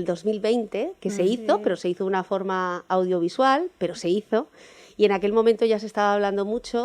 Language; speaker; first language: Spanish; native; Spanish